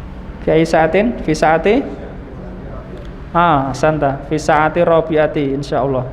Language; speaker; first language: Arabic; non-native, fluent; Indonesian